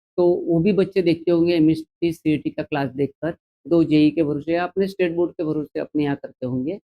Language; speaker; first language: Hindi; non-native, local second language; Marathi